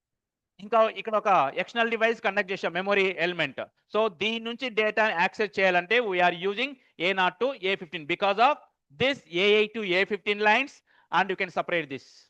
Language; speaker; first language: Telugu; native; Telugu